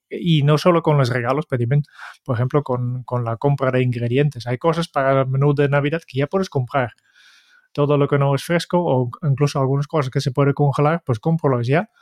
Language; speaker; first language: Spanish; non-native, fluent; Dutch